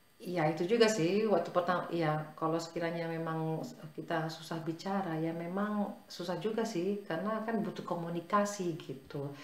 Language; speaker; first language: Indonesian; native; Indonesian